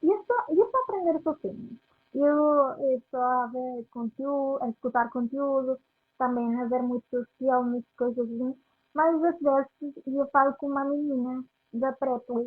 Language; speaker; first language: Portuguese; non-native, fluent; Spanish